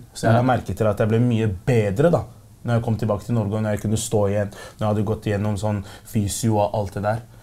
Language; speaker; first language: Norwegian; early bilingual, other home language; Arabic